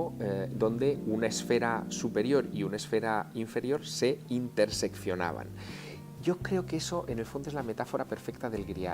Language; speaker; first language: Spanish; native; Spanish